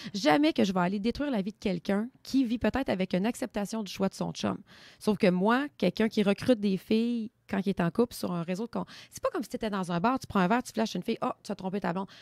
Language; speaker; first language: French; native; French